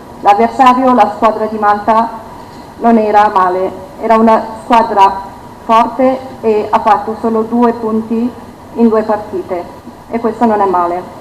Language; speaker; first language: Italian; non-native, fluent; Turkish